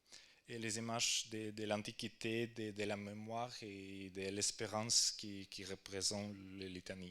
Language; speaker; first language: French; non-native, fluent; Ukrainian